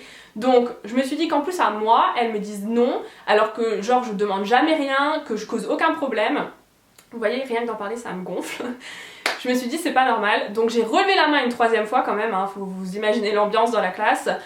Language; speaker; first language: French; native; French